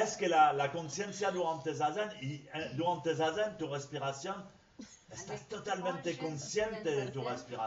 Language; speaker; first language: Spanish; non-native, fluent; French